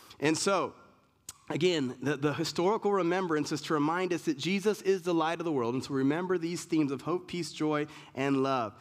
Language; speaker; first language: English; native; English